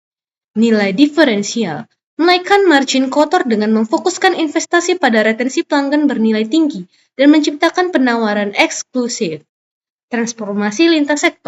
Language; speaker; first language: Indonesian; native; Indonesian